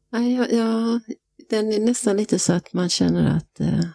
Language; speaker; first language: Swedish; native; Swedish